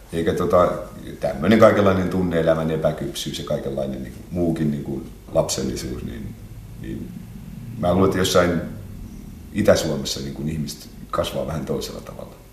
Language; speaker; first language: Finnish; native; Finnish